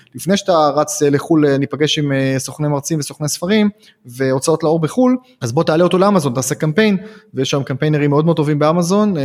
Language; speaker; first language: Hebrew; native; Hebrew